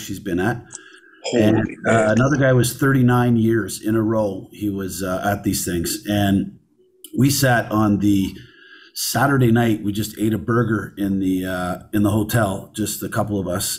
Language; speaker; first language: English; native; English